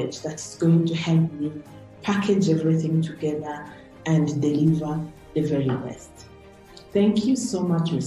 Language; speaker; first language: English; non-native, local second language; Kinyarwanda